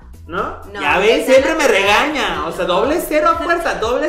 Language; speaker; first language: Spanish; native; Spanish